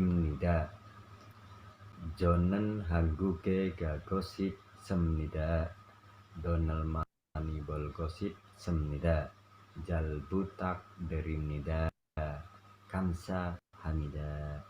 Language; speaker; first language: Korean; non-native, learner; Indonesian